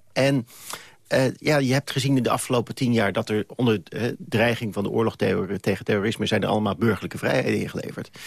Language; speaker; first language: Dutch; native; Dutch